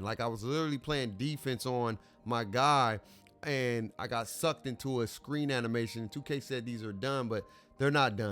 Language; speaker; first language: English; native; English